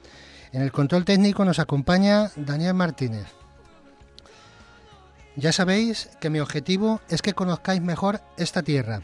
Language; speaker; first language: Spanish; native; Spanish